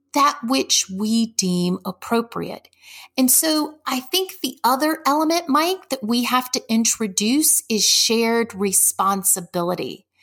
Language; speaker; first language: English; native; English